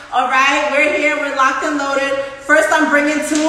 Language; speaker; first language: English; native; English